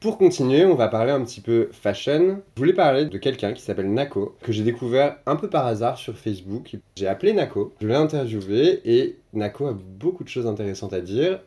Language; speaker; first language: French; native; French